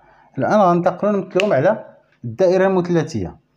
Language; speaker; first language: Arabic; native; Arabic